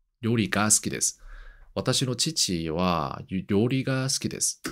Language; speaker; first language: Japanese; non-native, learner; Korean